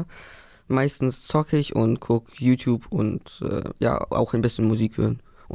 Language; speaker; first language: German; early bilingual, other home language; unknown